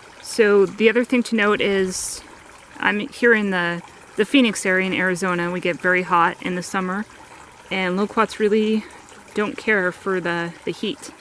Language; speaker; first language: English; native; English